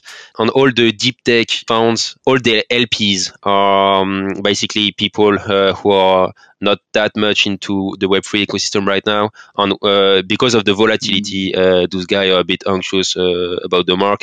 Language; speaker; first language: English; non-native, fluent; French